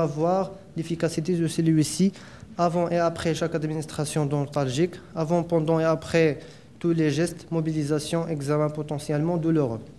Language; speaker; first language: French; non-native, local second language; Arabic